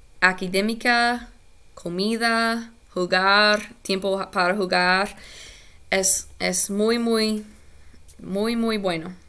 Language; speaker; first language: Spanish; non-native, learner; English